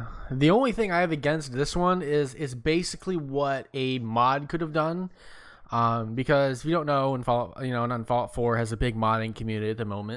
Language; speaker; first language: English; native; English